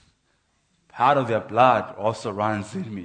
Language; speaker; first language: English; non-native, local second language; Xhosa